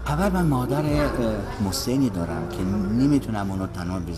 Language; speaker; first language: Persian; non-native, fluent; Russian